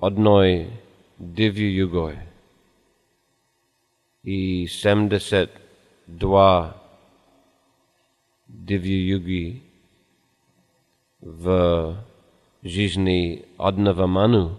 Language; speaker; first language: Russian; non-native, fluent; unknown